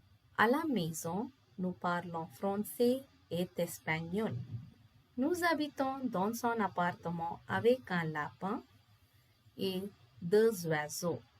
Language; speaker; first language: French; non-native, fluent; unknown